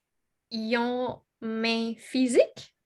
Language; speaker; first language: French; non-native, learner; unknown